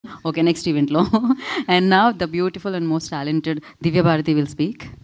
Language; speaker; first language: Telugu; native; Telugu